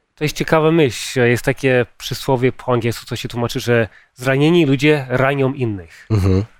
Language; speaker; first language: Polish; early bilingual, heritage; Polish